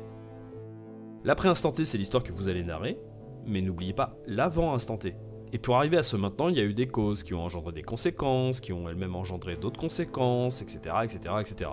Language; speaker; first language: French; native; French